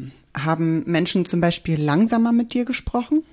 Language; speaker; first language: German; native; German